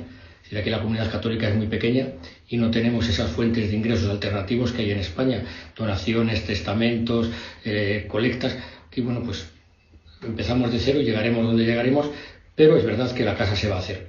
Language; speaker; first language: Spanish; native; Spanish